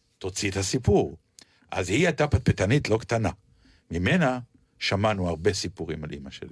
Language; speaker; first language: Hebrew; native; Hebrew